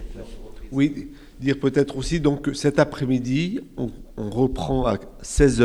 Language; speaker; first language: French; native; French